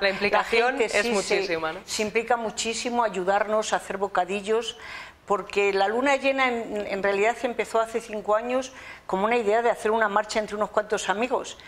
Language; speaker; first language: Spanish; native; Spanish